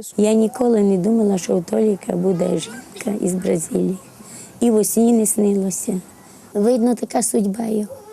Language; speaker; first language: Ukrainian; native; Ukrainian